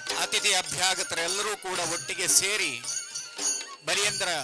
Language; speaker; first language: Kannada; native; Kannada